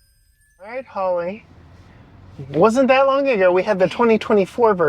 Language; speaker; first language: English; native; English